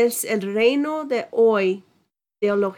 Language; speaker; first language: Spanish; non-native, fluent; English